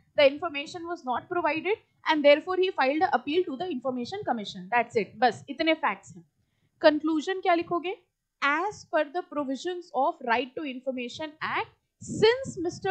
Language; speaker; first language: English; non-native, local second language; Hindi